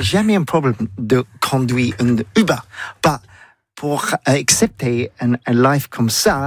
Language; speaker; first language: French; non-native, learner; English